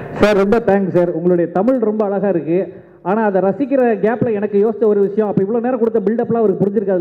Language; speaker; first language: Tamil; native; Tamil